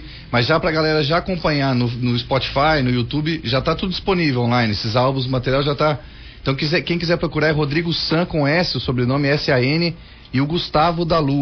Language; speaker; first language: Portuguese; native; Portuguese